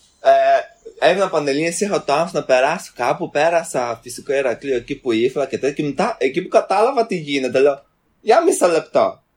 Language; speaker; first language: Greek; early bilingual, other home language; Albanian